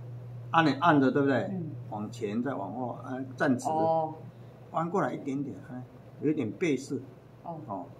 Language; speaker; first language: Chinese; native; Chinese